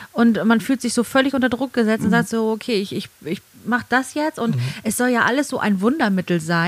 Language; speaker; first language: German; native; German